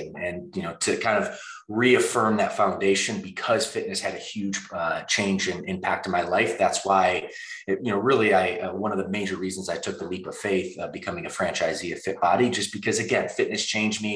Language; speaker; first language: English; native; English